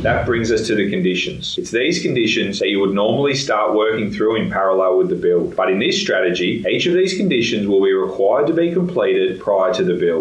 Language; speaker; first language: English; native; English